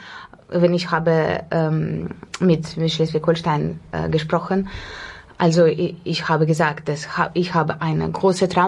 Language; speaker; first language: German; non-native, fluent; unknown